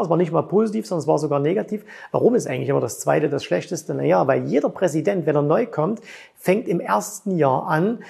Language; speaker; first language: German; native; German